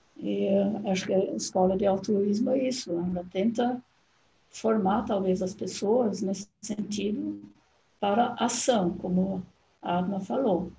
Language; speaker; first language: Portuguese; non-native, fluent; German